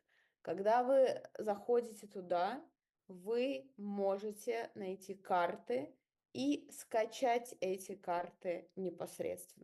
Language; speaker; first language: Russian; native; Russian